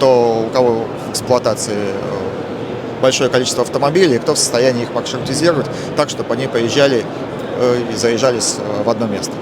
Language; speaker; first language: Russian; native; Russian